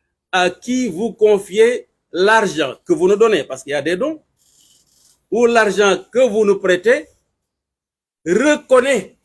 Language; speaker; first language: French; non-native, local second language; Wolof